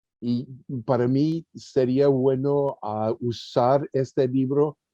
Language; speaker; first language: Spanish; early bilingual, heritage; Spanish